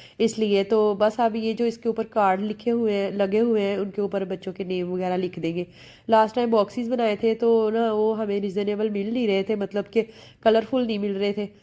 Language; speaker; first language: Urdu; native; Urdu